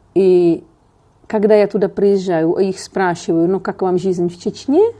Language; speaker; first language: Russian; non-native, fluent; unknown